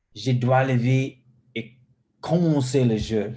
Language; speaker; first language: French; non-native, learner; English